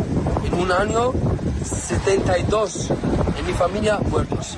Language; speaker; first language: Spanish; non-native, learner; Arabic